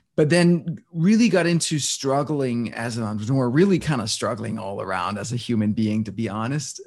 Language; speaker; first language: English; non-native, fluent; Danish